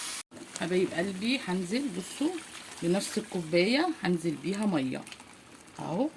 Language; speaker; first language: Arabic; native; Arabic